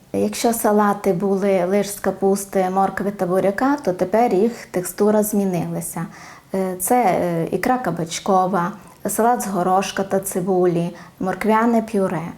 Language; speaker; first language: Ukrainian; native; Ukrainian